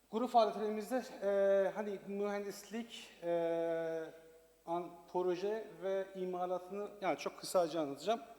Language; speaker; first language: Turkish; non-native, learner; Persian